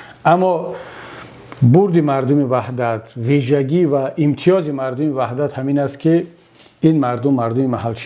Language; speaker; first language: Persian; native; Persian